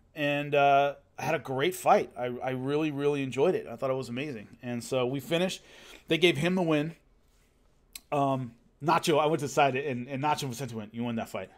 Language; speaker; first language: English; native; English